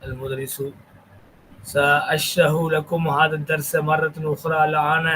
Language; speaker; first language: Arabic; non-native, fluent; Tamil